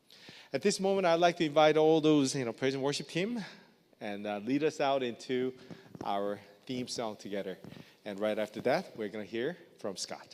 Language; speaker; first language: English; non-native, fluent; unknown